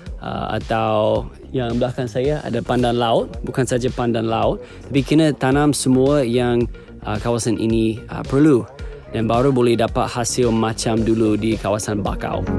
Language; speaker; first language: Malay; non-native, fluent; English